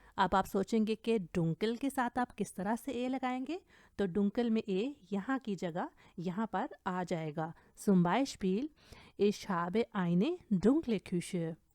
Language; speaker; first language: Urdu; native; Urdu